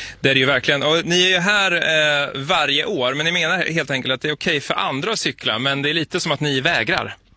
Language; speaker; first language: Swedish; native; Swedish